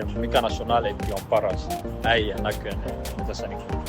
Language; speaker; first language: Finnish; non-native, learner; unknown